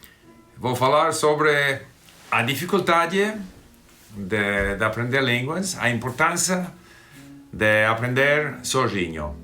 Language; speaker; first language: Portuguese; non-native, fluent; English